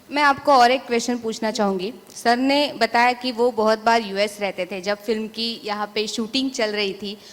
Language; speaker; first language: Hindi; non-native, local second language; Marathi